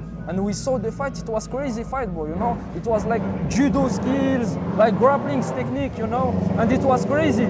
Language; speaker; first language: English; non-native, fluent; Arabic